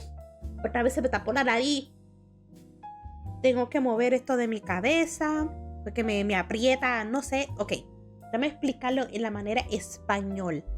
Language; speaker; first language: Spanish; early bilingual, heritage; Spanish